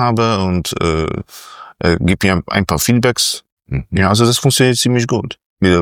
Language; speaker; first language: German; non-native, fluent; Polish